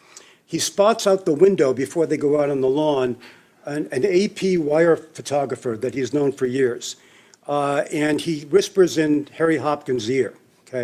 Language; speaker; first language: English; native; English